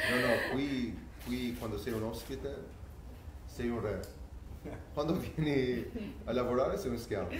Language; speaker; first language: Italian; non-native, fluent; Albanian